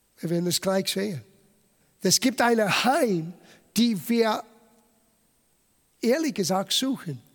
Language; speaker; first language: German; non-native, fluent; English